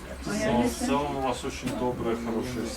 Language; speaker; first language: Russian; native; Russian